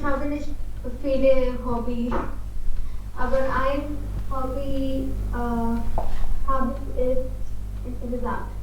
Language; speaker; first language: German; non-native, learner; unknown